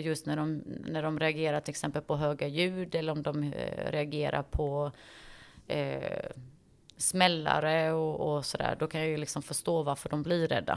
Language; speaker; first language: Swedish; early bilingual, other home language; Bosnian